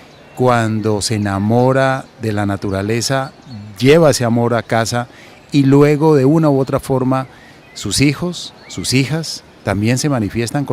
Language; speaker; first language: Spanish; native; Spanish